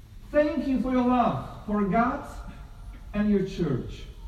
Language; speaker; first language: English; non-native, fluent; Ukrainian